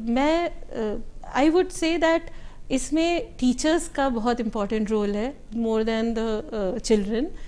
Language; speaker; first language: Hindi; native; Hindi